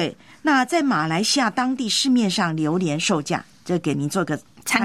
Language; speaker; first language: Chinese; native; Chinese